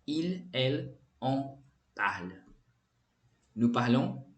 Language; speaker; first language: French; non-native, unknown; Portuguese